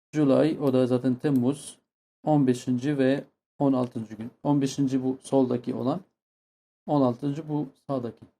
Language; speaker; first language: Turkish; non-native, fluent; Arabic